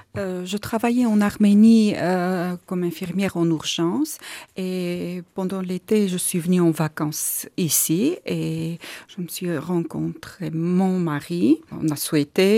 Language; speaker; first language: French; non-native, learner; Armenian